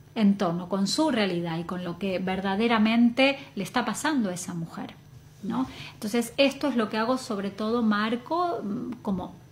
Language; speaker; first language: Spanish; native; Spanish